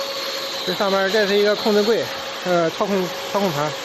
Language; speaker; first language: Chinese; native; Chinese